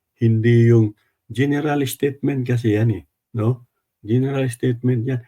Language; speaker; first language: Filipino; non-native, local second language; Cebuano